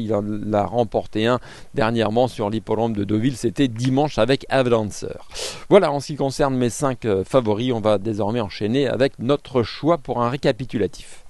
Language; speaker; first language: French; native; French